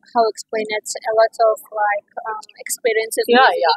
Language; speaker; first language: English; non-native, learner; Kazakh